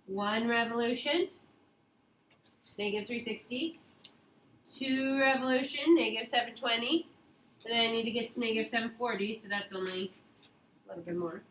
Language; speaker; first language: English; native; English